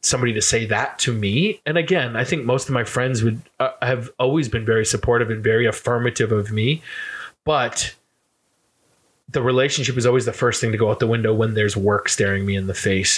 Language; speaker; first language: English; native; English